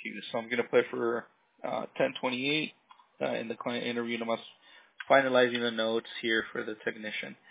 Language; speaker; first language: English; early bilingual, other home language; Spanish